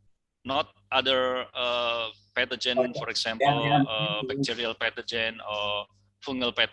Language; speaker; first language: English; non-native, fluent; Indonesian